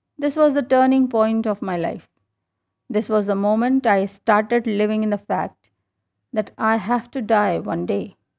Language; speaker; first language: English; non-native, local second language; Hindi